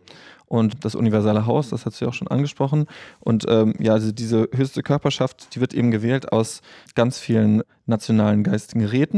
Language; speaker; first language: German; native; German